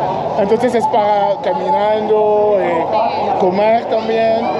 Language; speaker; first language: Spanish; non-native, learner; English